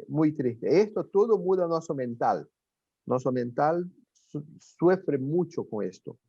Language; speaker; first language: Spanish; non-native, fluent; Portuguese